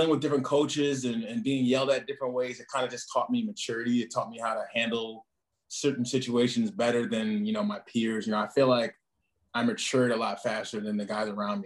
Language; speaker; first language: English; native; English